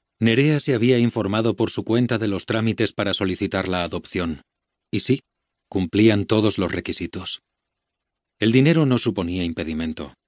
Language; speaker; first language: Spanish; native; Spanish